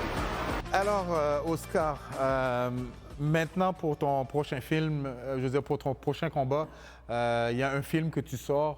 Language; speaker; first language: French; native; French